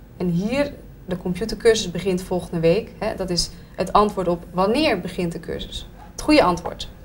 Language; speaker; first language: Dutch; native; Dutch